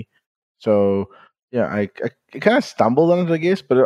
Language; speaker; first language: English; native; English